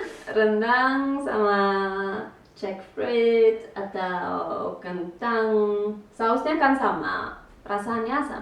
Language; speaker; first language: Indonesian; early bilingual, heritage; Indonesian